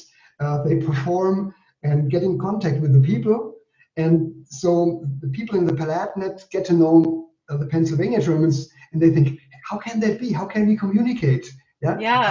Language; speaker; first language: English; non-native, fluent; German